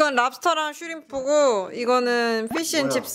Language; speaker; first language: Korean; native; Korean